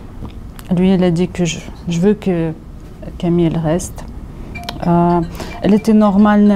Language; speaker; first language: French; non-native, fluent; Russian